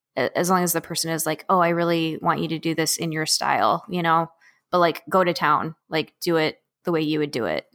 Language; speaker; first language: English; native; English